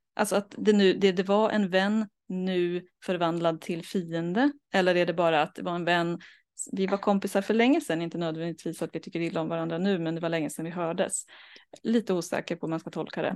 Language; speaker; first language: Swedish; native; Swedish